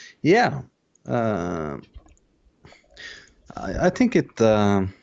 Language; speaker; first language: English; non-native, fluent; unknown